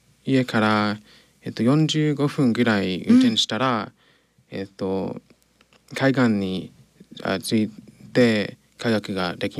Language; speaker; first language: Japanese; non-native, learner; English